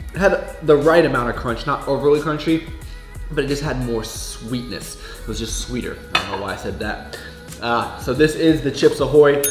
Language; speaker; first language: English; native; English